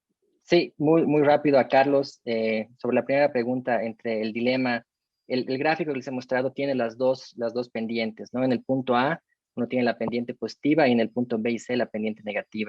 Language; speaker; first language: Spanish; native; Spanish